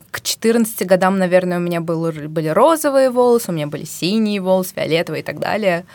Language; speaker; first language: Russian; native; Russian